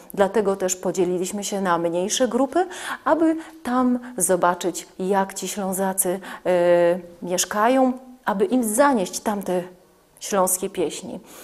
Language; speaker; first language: Polish; native; Polish